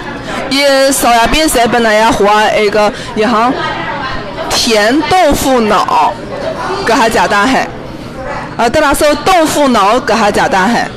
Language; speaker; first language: Hindi; non-native, fluent; Chinese